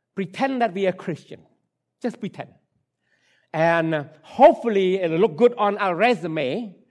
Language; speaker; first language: English; non-native, fluent; Khmer